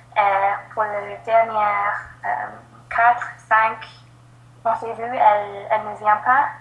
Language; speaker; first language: French; non-native, learner; English